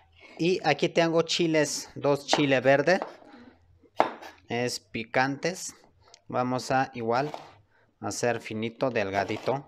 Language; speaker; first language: Spanish; non-native, learner; Turkish